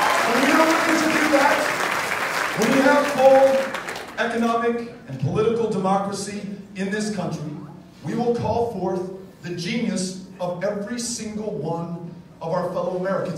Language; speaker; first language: English; native; English